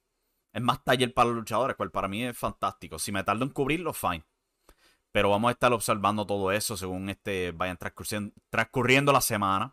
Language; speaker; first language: Spanish; native; Spanish